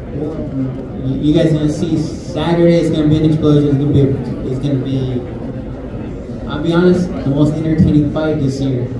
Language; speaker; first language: English; native; English